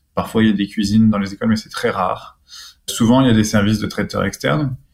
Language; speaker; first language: French; native; French